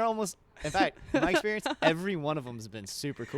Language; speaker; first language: English; native; English